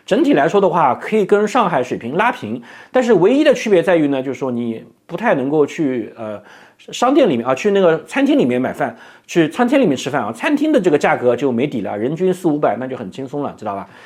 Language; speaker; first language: Chinese; native; Chinese